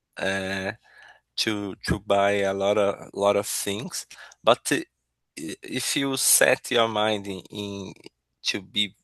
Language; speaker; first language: English; non-native, learner; Portuguese